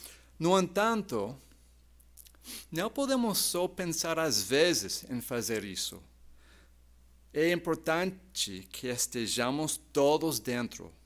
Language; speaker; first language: Portuguese; non-native, fluent; English